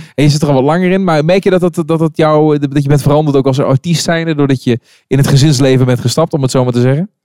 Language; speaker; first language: Dutch; native; Dutch